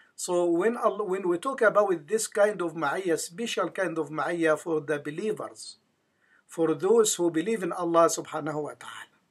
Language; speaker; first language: English; non-native, fluent; Arabic